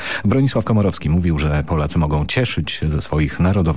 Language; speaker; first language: Polish; native; Polish